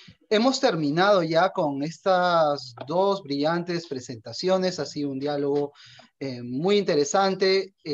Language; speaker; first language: Spanish; native; Spanish